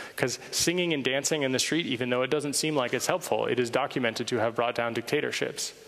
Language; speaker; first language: English; native; English